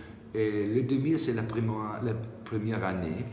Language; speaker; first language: French; non-native, learner; Italian